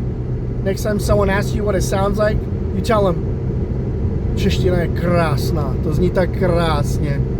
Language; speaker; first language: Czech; non-native, fluent; English